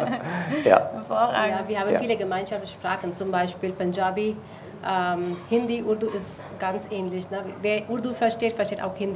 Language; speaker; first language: German; non-native, fluent; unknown